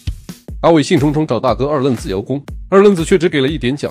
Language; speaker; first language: Chinese; native; Chinese